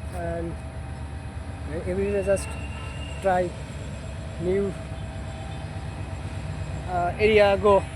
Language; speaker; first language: English; non-native, learner; Bangla